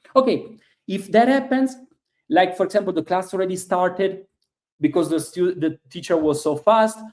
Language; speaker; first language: English; non-native, fluent; Italian